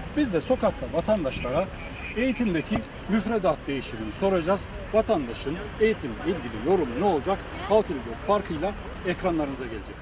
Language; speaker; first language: Turkish; native; Turkish